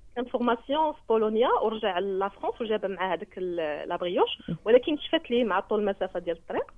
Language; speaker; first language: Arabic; native; Arabic